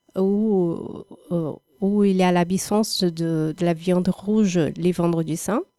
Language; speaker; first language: French; non-native, fluent; Portuguese